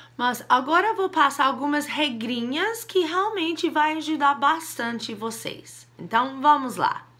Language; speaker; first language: Portuguese; non-native, fluent; English